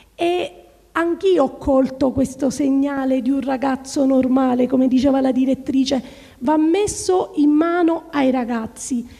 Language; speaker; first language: Italian; native; Italian